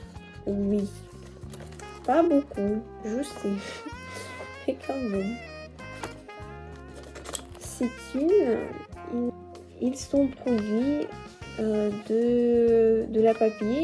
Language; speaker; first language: French; non-native, learner; Russian